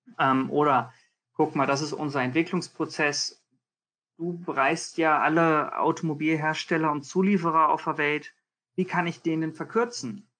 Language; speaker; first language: German; early bilingual, heritage; German